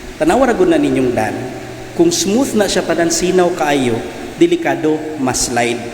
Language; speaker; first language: Cebuano; native; Cebuano